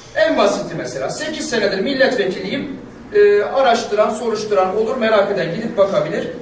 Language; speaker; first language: Turkish; non-native, local second language; Kurdish